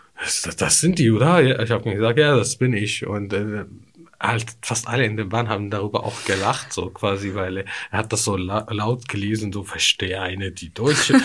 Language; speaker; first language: German; non-native, fluent; Arabic